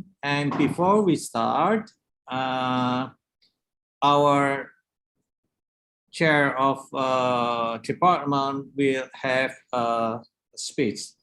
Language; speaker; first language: English; non-native, learner; Indonesian